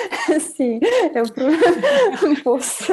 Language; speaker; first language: Portuguese; non-native, fluent; Russian